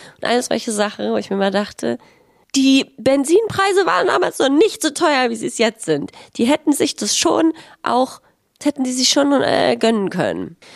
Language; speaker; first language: German; native; German